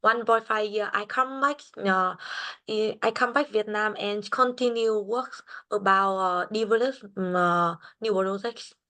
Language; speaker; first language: English; non-native, learner; Vietnamese